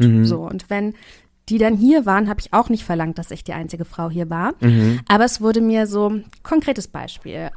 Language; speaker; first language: German; native; German